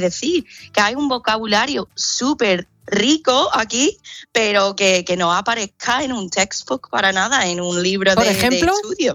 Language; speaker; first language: Spanish; non-native, fluent; English